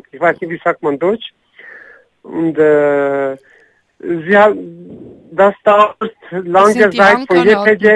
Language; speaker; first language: German; non-native, learner; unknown